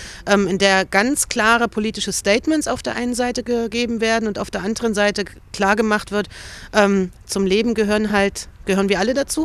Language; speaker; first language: German; native; German